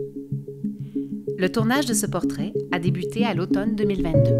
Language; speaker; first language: French; native; French